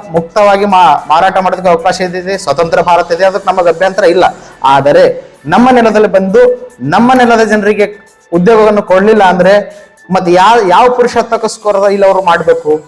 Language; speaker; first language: Kannada; native; Kannada